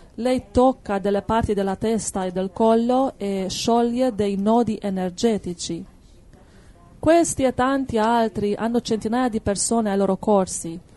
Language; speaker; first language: Italian; non-native, fluent; Hungarian